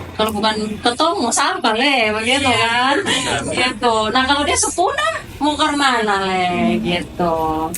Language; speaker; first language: Indonesian; native; Indonesian